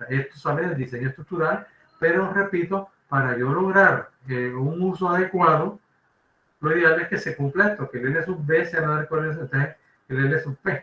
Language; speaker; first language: Spanish; native; Spanish